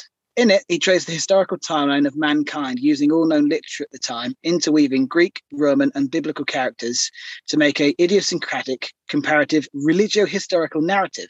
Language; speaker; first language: English; native; English